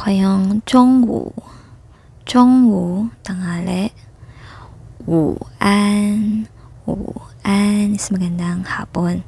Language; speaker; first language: Chinese; non-native, fluent; Filipino